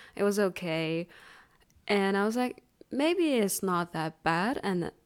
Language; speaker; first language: English; non-native, fluent; Chinese